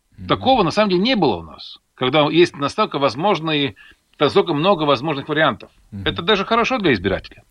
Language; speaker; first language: Russian; non-native, local second language; Latvian